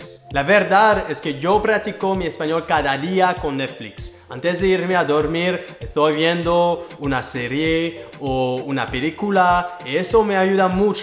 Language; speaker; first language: Spanish; non-native, learner; French